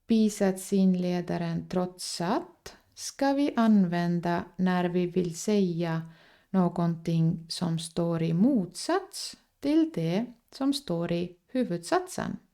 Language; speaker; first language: Swedish; non-native, fluent; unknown